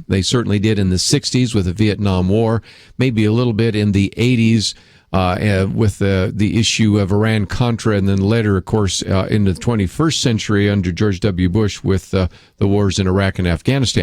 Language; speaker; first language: English; native; English